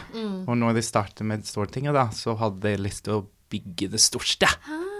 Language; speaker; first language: Norwegian; non-native, fluent; English